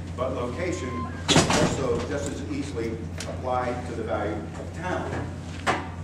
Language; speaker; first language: English; native; English